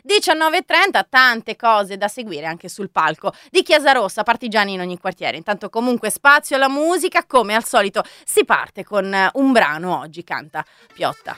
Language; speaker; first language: Italian; native; Italian